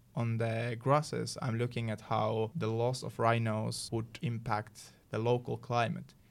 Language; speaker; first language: English; non-native, fluent; Finnish